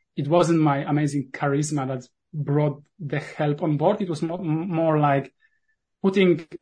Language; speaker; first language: English; non-native, fluent; Polish